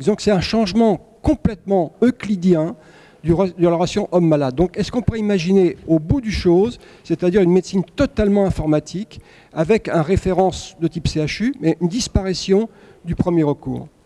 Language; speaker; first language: French; native; French